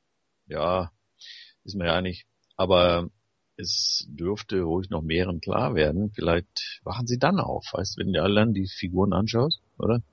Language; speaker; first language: German; native; German